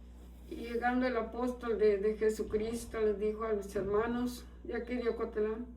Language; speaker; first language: Spanish; native; Spanish